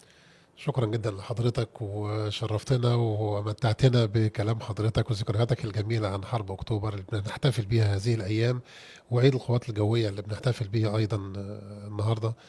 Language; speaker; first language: Arabic; native; Arabic